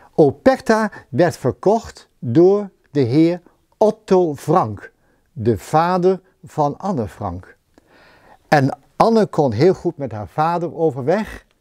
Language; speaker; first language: Dutch; native; Dutch